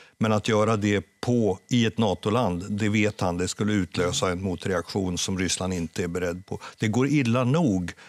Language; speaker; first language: Swedish; native; Swedish